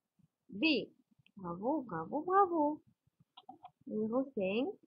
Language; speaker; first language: French; non-native, fluent; Arabic